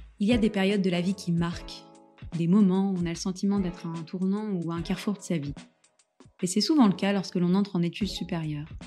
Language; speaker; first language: French; native; French